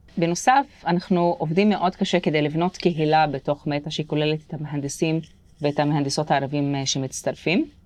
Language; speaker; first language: Hebrew; non-native, local second language; Arabic